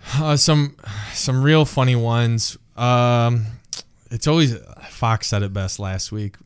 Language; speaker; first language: English; native; English